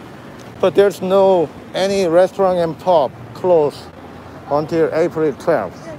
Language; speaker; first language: English; non-native, learner; Korean